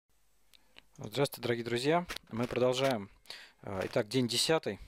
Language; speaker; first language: Russian; native; Russian